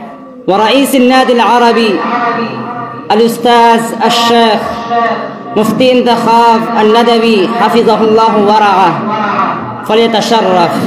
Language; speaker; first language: Arabic; non-native, fluent; Urdu